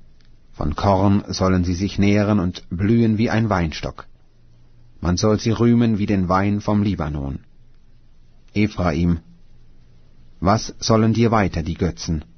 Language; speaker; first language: German; native; German